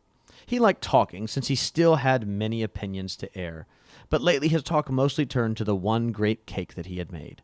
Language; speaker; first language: English; native; English